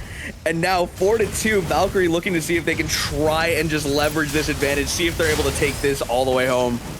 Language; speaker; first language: English; native; English